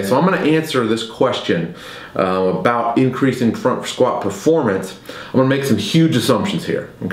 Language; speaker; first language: English; native; English